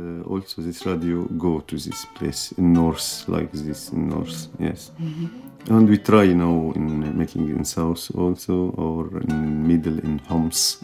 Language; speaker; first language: English; non-native, learner; Kurdish